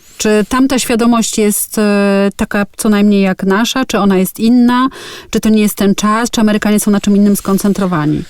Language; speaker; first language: Polish; native; Polish